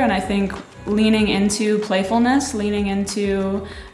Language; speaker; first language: English; native; English